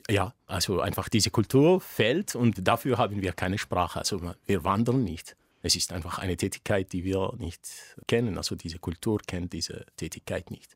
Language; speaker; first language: German; non-native, fluent; Arabic